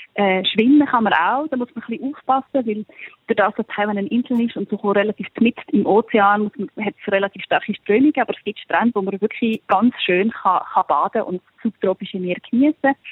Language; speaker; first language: German; native; German